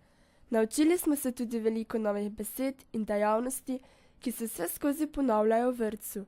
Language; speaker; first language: Slovenian; native; Slovenian